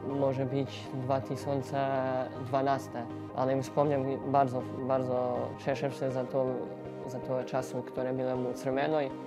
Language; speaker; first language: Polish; non-native, learner; Serbian